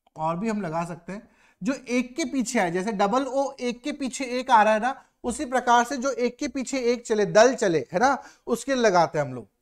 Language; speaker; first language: Hindi; native; Hindi